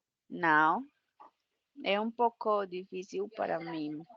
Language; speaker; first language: Portuguese; non-native, learner; Spanish